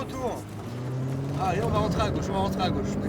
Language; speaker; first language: French; native; French